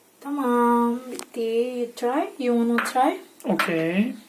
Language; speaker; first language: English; non-native, learner; Indonesian